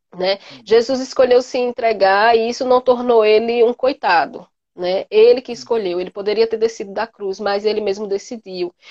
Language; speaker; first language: Portuguese; native; Portuguese